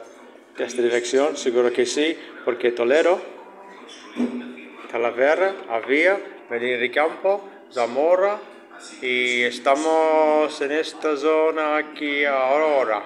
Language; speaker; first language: Spanish; non-native, learner; English